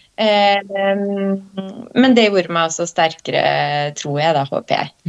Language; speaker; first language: Norwegian; early bilingual, other home language; Polish